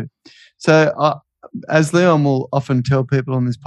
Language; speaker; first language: English; native; English